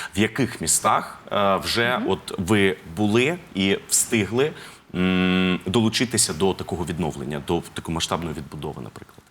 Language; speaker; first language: Ukrainian; native; Ukrainian